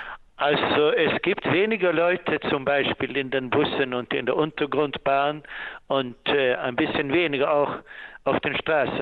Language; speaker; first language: German; non-native, fluent; Swedish